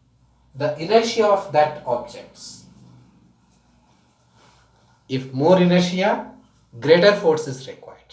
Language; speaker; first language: English; non-native, local second language; Tamil